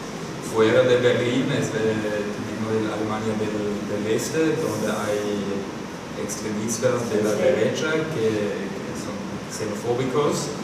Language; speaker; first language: Spanish; non-native, fluent; German